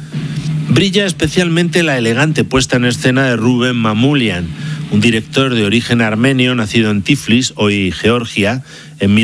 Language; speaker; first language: Spanish; native; Spanish